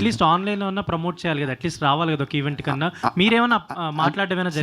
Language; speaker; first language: Telugu; native; Telugu